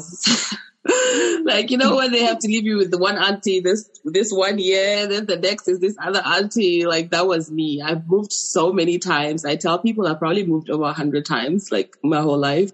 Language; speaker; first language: English; non-native, local second language; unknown